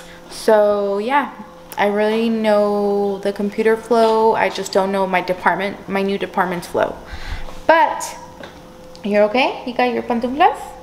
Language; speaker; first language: English; early bilingual, other home language; Spanish